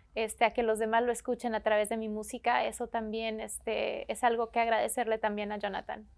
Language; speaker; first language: Spanish; native; Spanish